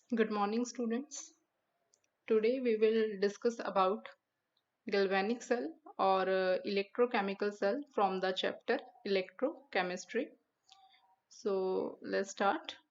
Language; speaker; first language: English; non-native, local second language; Punjabi